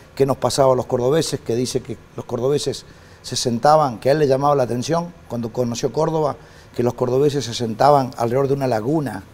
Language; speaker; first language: Spanish; native; Spanish